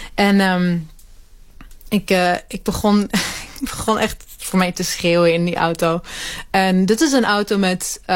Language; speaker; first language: Dutch; early bilingual, other home language; Hebrew